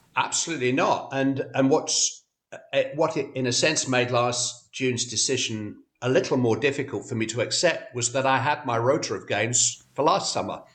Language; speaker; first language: English; native; English